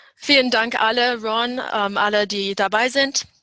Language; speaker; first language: German; non-native, fluent; English